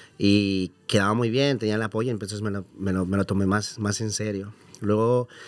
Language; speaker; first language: Spanish; native; Spanish